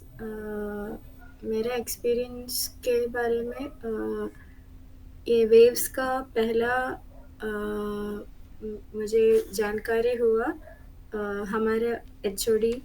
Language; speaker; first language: Hindi; non-native, local second language; Malayalam